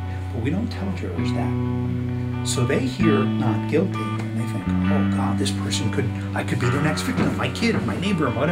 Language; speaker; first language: English; native; English